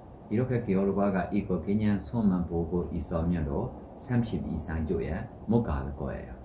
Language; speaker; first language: Korean; non-native, learner; Burmese